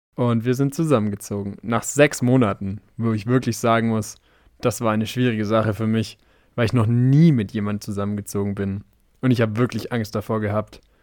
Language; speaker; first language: German; native; German